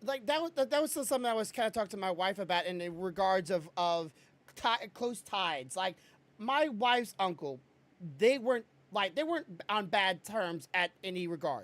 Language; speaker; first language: English; native; English